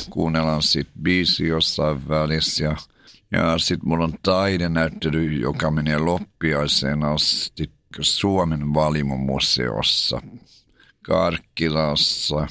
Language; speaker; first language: Finnish; native; Finnish